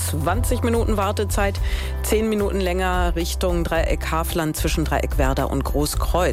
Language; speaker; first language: German; native; German